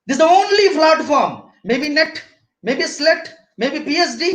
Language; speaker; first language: English; non-native, local second language; Kannada